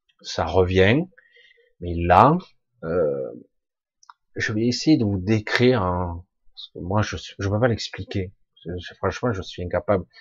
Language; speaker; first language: French; native; French